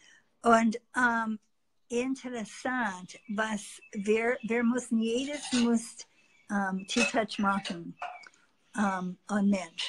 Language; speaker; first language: German; non-native, fluent; English